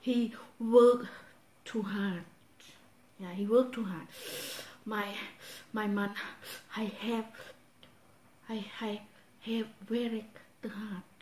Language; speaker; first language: English; non-native, learner; Thai